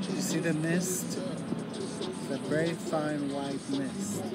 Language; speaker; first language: English; native; English